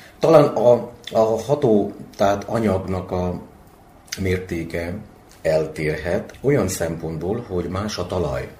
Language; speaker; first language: Hungarian; non-native, fluent; Bangla